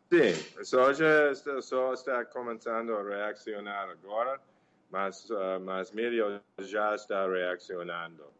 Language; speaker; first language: Portuguese; non-native, learner; English